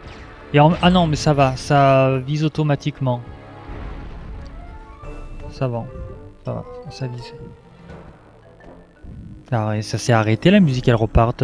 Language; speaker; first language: French; native; French